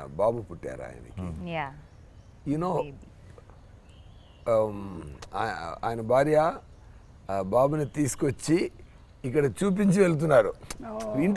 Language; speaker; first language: Telugu; non-native, learner; Tamil